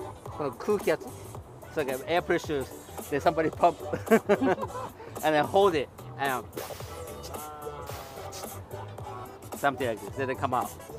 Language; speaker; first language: English; non-native, learner; Japanese